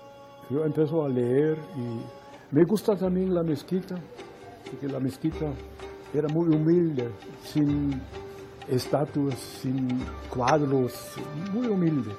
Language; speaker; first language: Spanish; non-native, fluent; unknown